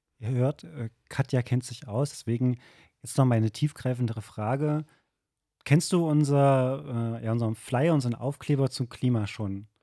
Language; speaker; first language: German; native; German